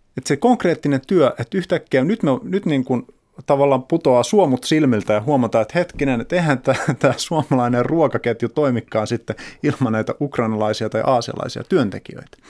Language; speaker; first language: Finnish; native; Finnish